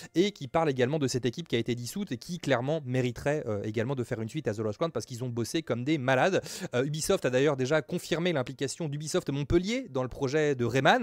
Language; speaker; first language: French; native; French